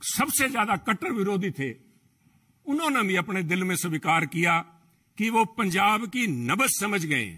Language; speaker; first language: Hindi; native; Hindi